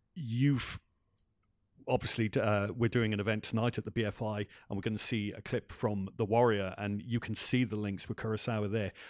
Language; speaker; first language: English; native; English